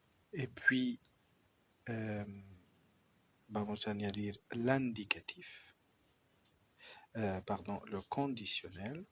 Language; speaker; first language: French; non-native, fluent; Spanish